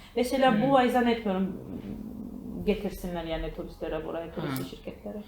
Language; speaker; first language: Turkish; non-native, learner; Georgian